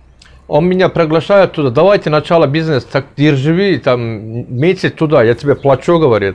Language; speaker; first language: Russian; non-native, learner; Turkish